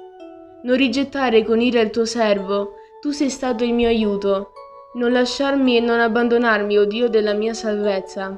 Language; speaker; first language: Italian; native; Italian